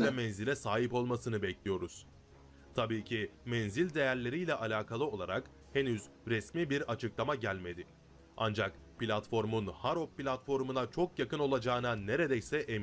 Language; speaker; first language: Turkish; native; Turkish